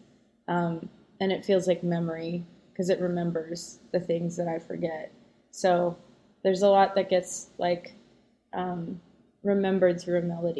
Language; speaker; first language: English; native; English